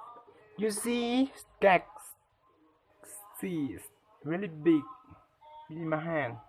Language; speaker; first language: English; non-native, learner; Thai